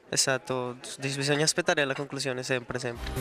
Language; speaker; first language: Italian; non-native, learner; Spanish